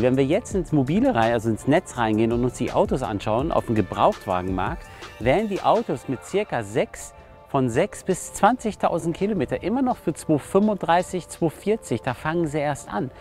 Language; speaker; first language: German; native; German